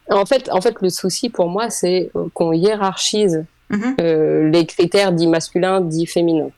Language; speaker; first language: French; native; French